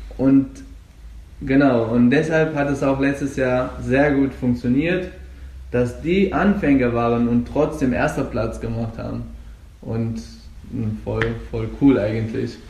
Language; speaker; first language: German; non-native, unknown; Persian